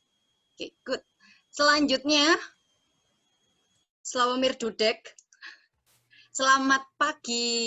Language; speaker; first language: Indonesian; native; Indonesian